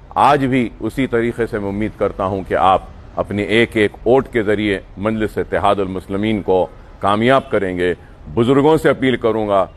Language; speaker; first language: Hindi; non-native, local second language; Urdu